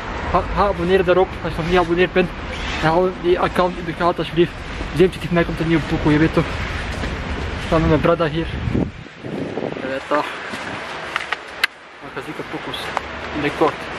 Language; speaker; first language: Dutch; non-native, local second language; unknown